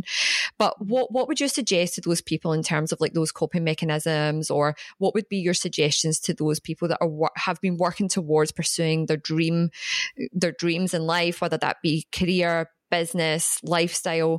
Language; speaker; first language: English; native; English